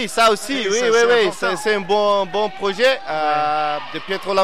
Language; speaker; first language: French; non-native, learner; Dutch